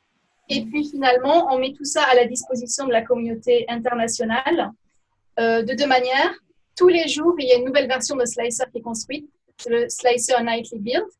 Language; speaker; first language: French; native; French